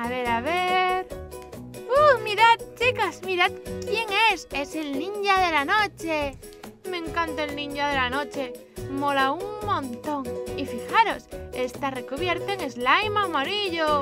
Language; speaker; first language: Spanish; native; Spanish